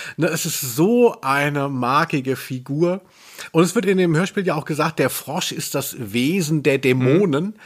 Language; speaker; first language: German; native; German